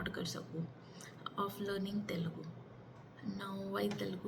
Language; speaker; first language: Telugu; non-native, learner; Marathi